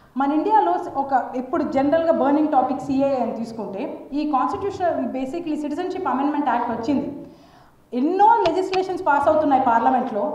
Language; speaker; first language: Telugu; native; Telugu